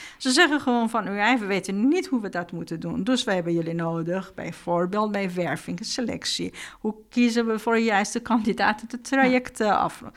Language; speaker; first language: Dutch; non-native, fluent; Persian